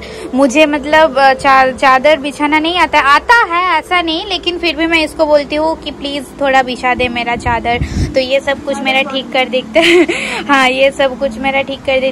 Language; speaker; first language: Hindi; non-native, local second language; Bangla